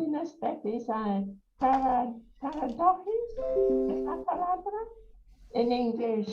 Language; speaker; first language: Spanish; non-native, learner; English